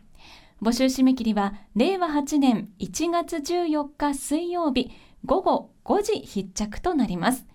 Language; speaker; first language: Japanese; native; Japanese